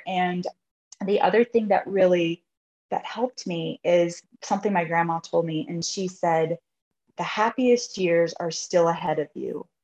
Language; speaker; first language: English; native; English